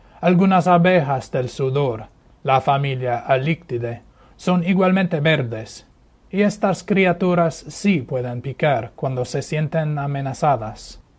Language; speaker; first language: Spanish; non-native, fluent; English